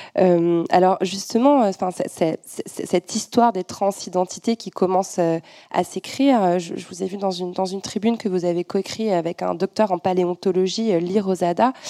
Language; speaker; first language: French; native; French